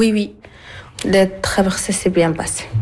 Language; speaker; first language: French; non-native, learner; Arabic